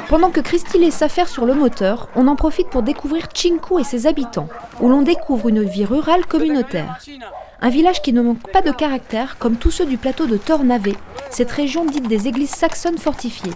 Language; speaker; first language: French; native; French